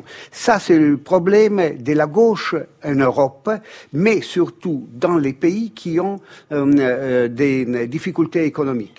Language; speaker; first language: French; non-native, fluent; Italian